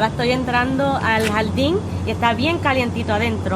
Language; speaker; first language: Spanish; early bilingual, heritage; Spanish